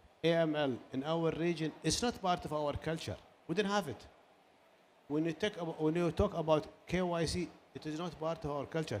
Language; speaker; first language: English; non-native, learner; Arabic